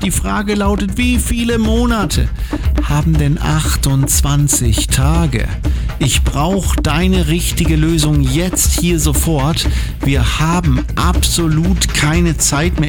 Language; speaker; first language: German; native; German